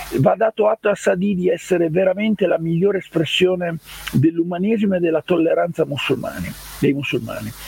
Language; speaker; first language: Italian; native; Italian